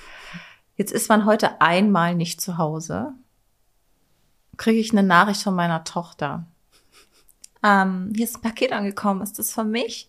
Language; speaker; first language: German; native; German